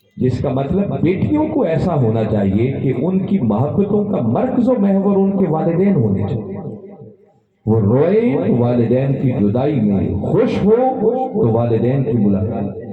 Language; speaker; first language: Urdu; non-native, local second language; Punjabi